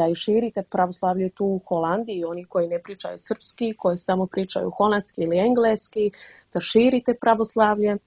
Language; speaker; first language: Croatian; early bilingual, heritage; Dutch